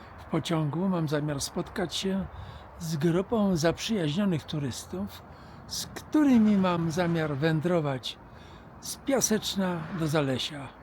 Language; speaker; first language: Polish; native; Polish